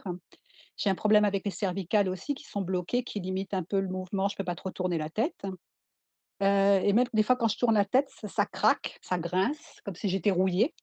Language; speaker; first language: French; native; French